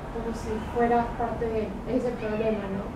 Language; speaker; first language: Spanish; native; Spanish